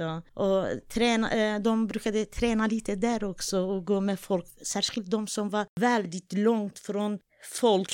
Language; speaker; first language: Swedish; non-native, fluent; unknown